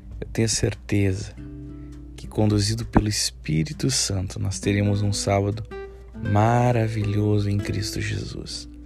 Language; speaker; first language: Portuguese; native; Portuguese